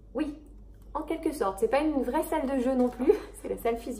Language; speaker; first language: French; native; French